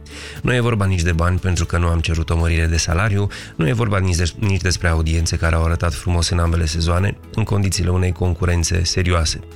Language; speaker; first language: Romanian; native; Romanian